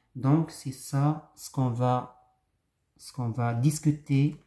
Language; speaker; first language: French; non-native, local second language; Arabic